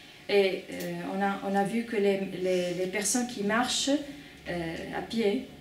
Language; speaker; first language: French; non-native, fluent; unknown